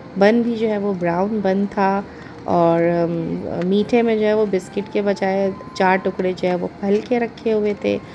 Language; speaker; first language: Urdu; native; Urdu